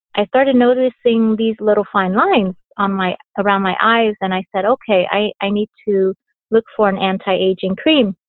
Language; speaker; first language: English; early bilingual, other home language; Vietnamese